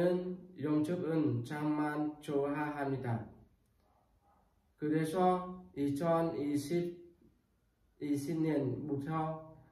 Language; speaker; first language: Korean; non-native, learner; Vietnamese